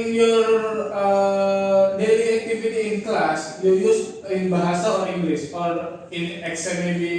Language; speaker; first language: English; non-native, learner; Indonesian